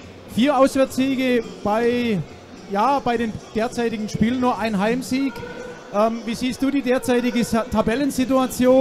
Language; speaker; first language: German; native; German